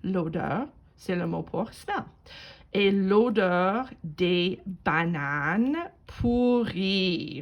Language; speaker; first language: French; non-native, fluent; English